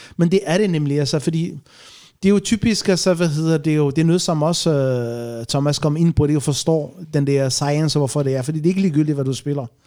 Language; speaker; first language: Danish; non-native, fluent; Arabic